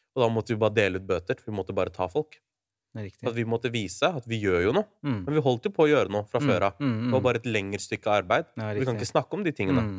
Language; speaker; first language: Norwegian; early bilingual, other home language; Urdu